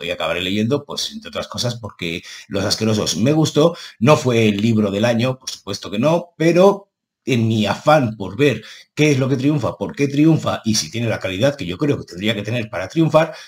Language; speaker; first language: Spanish; native; Spanish